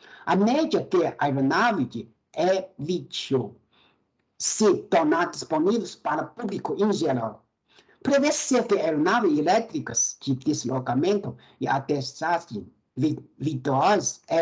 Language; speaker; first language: Portuguese; non-native, fluent; Chinese